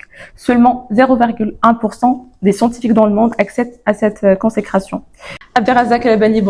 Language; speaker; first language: French; native; French